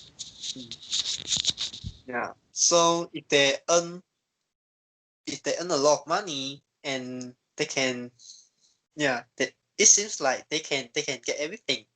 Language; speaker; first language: English; non-native, learner; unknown